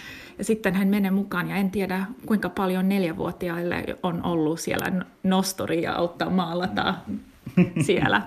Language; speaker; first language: Finnish; non-native, learner; English